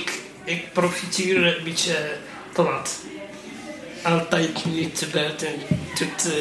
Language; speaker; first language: Dutch; non-native, learner; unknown